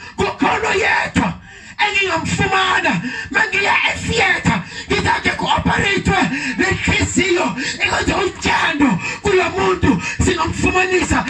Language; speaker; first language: Zulu; non-native, local second language; Xhosa